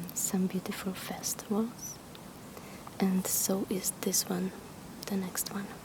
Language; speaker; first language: English; non-native, fluent; Slovenian